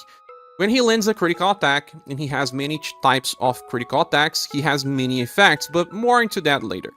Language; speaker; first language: English; non-native, fluent; Portuguese